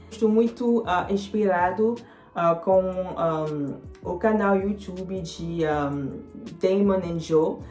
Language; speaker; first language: Portuguese; non-native, fluent; French